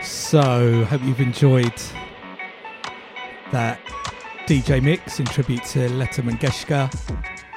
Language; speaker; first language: English; native; English